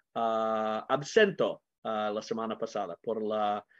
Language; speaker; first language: Spanish; non-native, learner; English